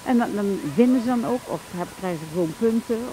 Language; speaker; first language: Dutch; native; Dutch